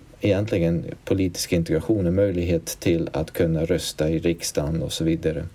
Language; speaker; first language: Swedish; non-native, fluent; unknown